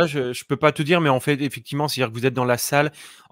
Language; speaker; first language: French; native; French